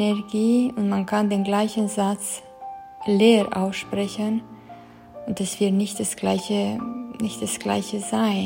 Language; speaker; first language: German; non-native, fluent; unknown